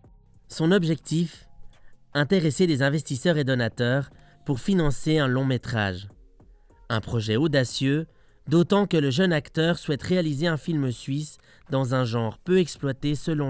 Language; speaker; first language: French; native; French